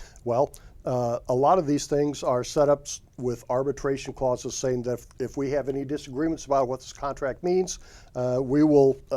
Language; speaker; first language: English; native; English